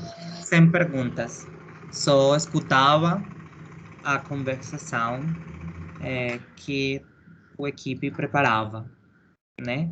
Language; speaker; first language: Portuguese; non-native, learner; Spanish